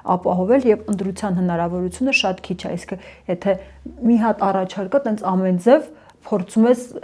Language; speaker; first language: Armenian; early bilingual, heritage; Armenian